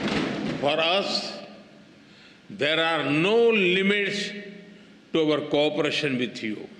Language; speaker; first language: English; non-native, local second language; Hindi